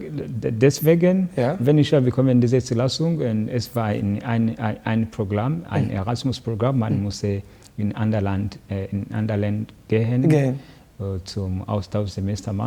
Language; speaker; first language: German; non-native, learner; Kinyarwanda